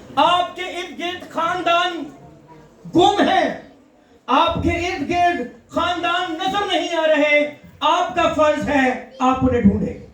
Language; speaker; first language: Urdu; non-native, local second language; Punjabi